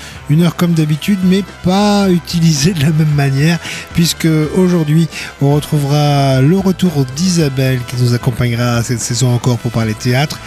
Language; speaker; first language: French; native; French